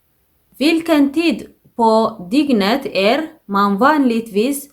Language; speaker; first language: Swedish; non-native, fluent; Tigrinya